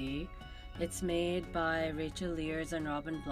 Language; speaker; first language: English; non-native, local second language; Urdu